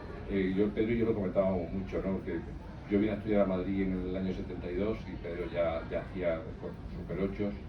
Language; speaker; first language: Spanish; native; Spanish